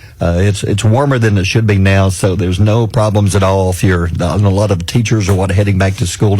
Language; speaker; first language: English; native; English